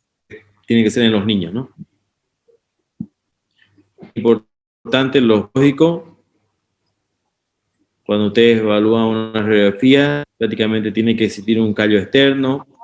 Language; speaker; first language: Spanish; native; Spanish